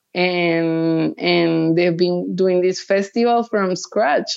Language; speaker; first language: English; early bilingual, other home language; Spanish